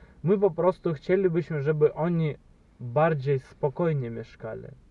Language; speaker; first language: Polish; non-native, fluent; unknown